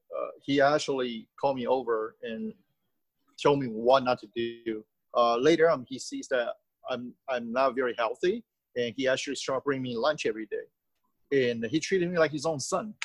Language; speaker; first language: English; early bilingual, other home language; Chinese